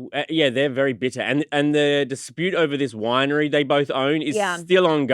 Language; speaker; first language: English; native; English